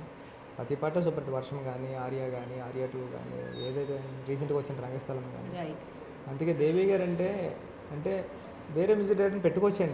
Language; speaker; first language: Telugu; native; Telugu